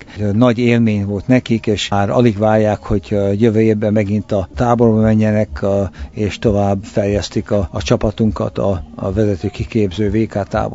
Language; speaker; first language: Hungarian; early bilingual, heritage; Hungarian